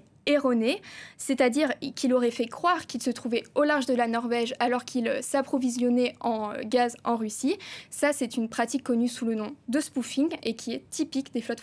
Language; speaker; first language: French; native; French